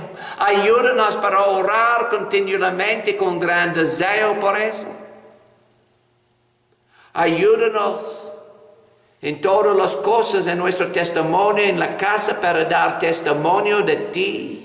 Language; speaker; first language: Spanish; non-native, fluent; English